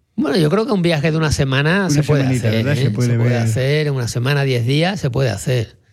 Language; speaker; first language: Spanish; native; Spanish